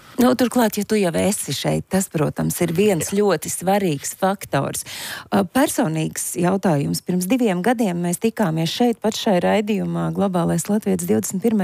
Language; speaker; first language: Latvian; native; Latvian